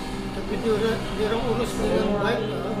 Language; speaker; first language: Indonesian; non-native, fluent; Filipino